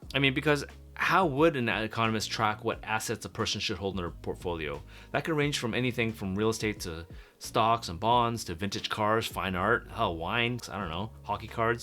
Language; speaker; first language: English; native; English